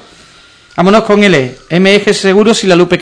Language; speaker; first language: Spanish; native; Spanish